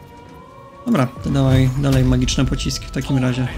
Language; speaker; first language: Polish; native; Polish